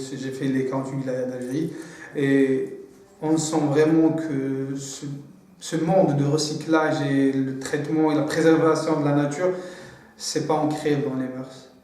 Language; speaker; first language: French; non-native, local second language; Arabic